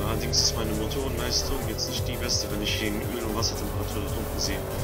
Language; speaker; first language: German; native; German